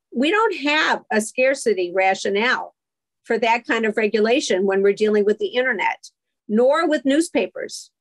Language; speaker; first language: English; native; English